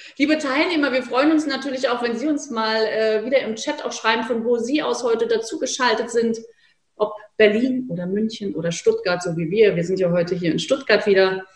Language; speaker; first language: German; native; German